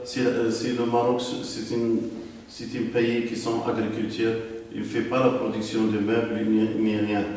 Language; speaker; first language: French; non-native, local second language; Arabic